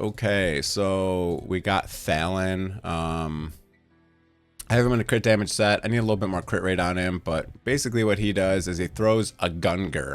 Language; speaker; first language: English; native; English